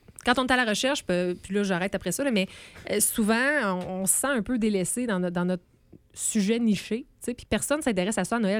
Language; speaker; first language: French; native; French